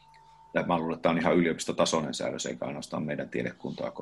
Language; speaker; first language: Finnish; native; Finnish